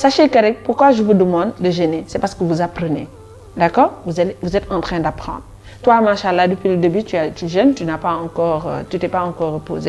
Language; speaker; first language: French; non-native, fluent; Wolof